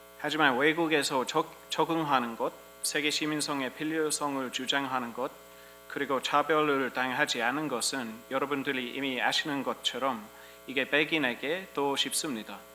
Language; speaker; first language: Korean; non-native, fluent; English